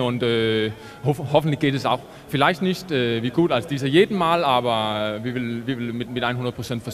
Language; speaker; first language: German; non-native, learner; Danish